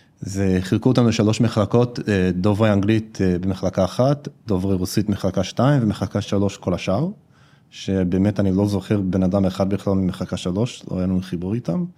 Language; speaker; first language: Hebrew; non-native, fluent; English